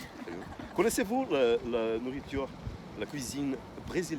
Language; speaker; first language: French; non-native, fluent; Portuguese